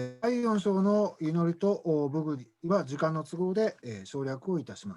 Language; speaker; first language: Japanese; native; Japanese